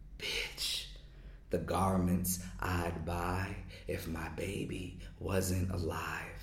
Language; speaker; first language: English; native; English